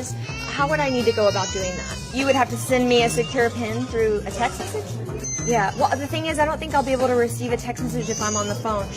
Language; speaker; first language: English; native; English